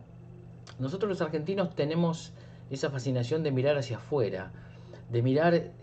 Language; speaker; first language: Spanish; native; Spanish